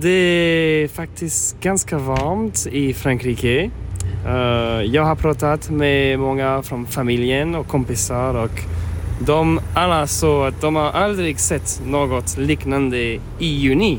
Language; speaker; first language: Swedish; non-native, learner; French